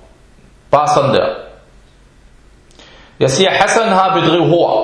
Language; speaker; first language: Danish; early bilingual, other home language; Arabic